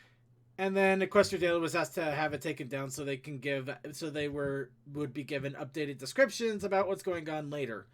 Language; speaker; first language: English; native; English